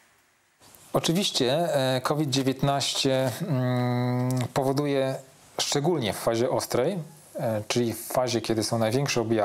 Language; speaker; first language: Polish; native; Polish